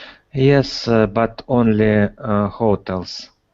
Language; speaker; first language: English; non-native, learner; Russian